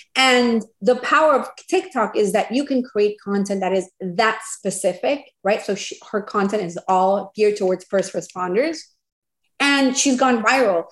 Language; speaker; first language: English; non-native, fluent; Spanish